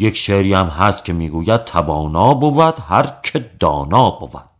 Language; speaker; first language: Persian; native; Persian